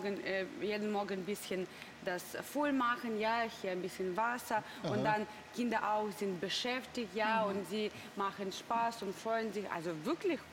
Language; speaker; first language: German; non-native, learner; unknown